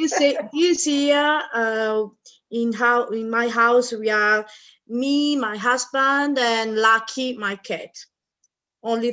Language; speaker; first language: English; non-native, learner; Italian